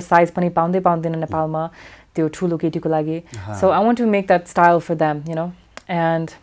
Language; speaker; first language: Nepali; early bilingual, heritage; English